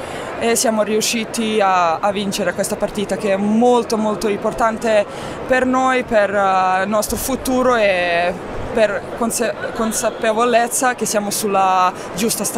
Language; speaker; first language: Italian; non-native, fluent; Serbian